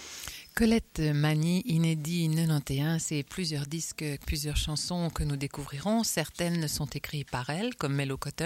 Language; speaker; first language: French; native; French